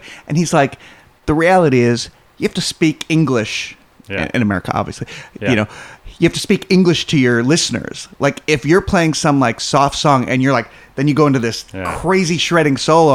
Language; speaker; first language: English; native; English